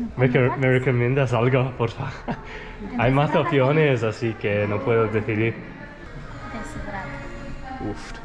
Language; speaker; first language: Spanish; non-native, learner; English